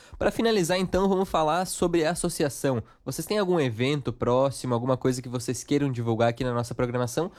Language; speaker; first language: Portuguese; native; Portuguese